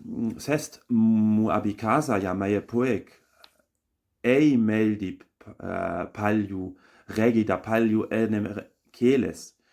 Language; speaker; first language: Estonian; non-native, learner; German